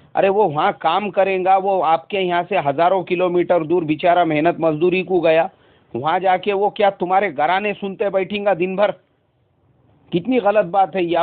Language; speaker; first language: Urdu; native; Urdu